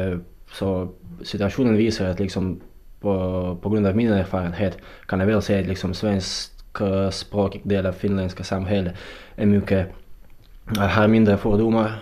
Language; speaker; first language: Swedish; non-native, fluent; Russian